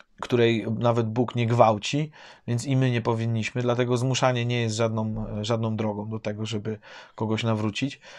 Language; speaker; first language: Polish; native; Polish